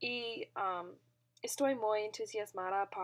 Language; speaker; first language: Spanish; non-native, learner; English